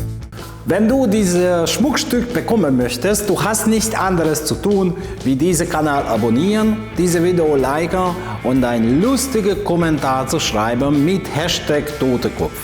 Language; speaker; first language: German; non-native, fluent; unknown